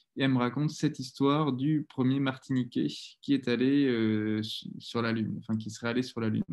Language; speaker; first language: French; native; French